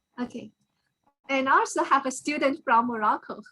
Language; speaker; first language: English; non-native, fluent; Chinese